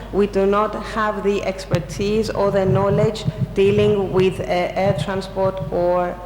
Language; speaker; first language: English; non-native, local second language; Greek